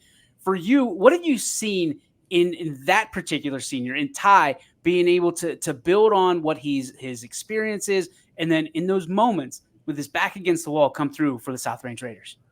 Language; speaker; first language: English; native; English